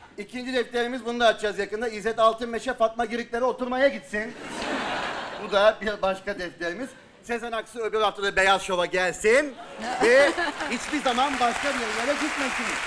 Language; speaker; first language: Turkish; native; Turkish